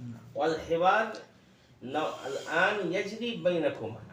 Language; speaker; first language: Arabic; non-native, fluent; Bangla